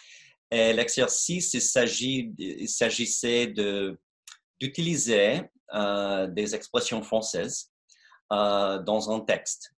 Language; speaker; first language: French; non-native, fluent; English